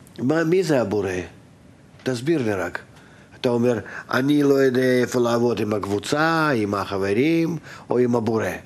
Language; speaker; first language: Hebrew; non-native, fluent; Russian